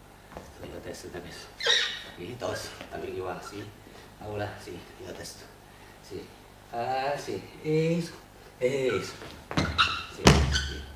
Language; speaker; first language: Spanish; non-native, learner; Chinese